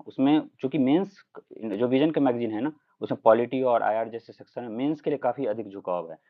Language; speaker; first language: Hindi; non-native, local second language; Maithili